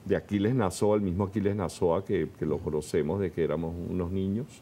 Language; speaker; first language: Spanish; native; Spanish